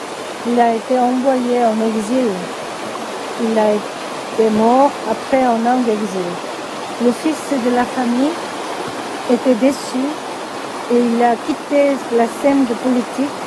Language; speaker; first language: French; non-native, fluent; Korean